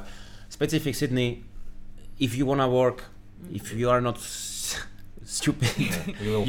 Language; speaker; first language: English; non-native, fluent; Slovak